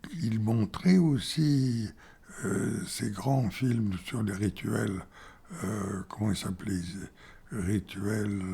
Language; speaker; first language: French; non-native, fluent; Bulgarian